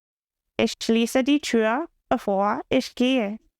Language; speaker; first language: German; non-native, fluent; English